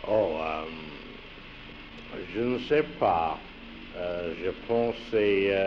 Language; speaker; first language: French; non-native, learner; English